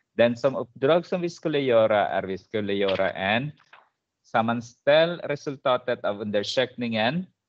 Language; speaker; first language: Swedish; non-native, fluent; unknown